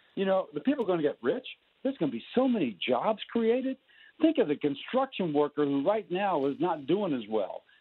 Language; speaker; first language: English; native; English